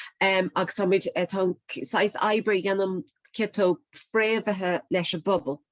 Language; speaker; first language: Irish; native; Irish